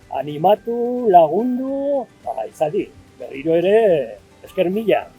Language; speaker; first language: Basque; non-native, local second language; Spanish